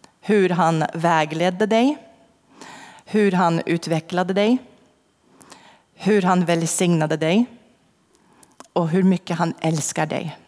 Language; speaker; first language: Swedish; non-native, fluent; English